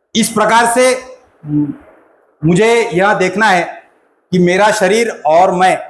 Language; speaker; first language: Hindi; non-native, local second language; Marathi